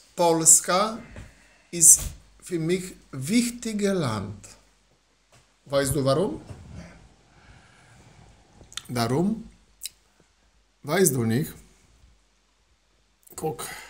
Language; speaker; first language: German; non-native, learner; Polish